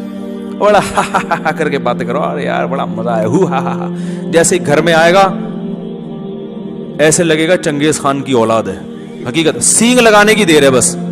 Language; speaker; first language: Urdu; native; Urdu